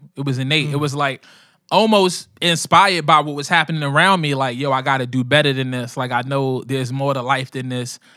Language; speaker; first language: English; native; English